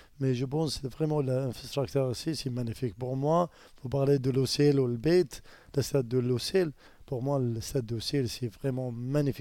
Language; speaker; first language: French; non-native, learner; Arabic